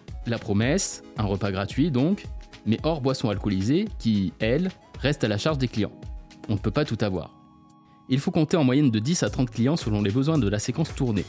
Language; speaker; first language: French; native; French